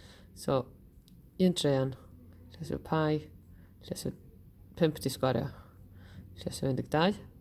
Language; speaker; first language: Welsh; native; Welsh